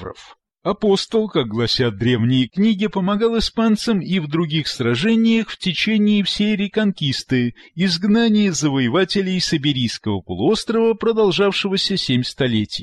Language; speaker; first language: Russian; native; Russian